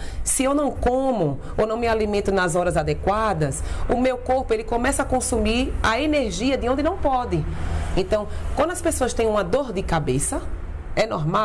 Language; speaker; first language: Portuguese; native; Portuguese